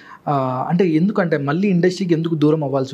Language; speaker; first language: Telugu; native; Telugu